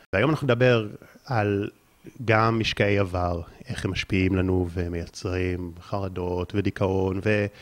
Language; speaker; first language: Hebrew; native; Hebrew